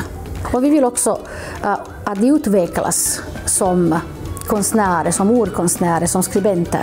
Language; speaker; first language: Swedish; non-native, local second language; Finnish